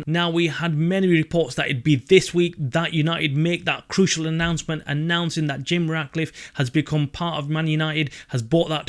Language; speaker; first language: English; native; English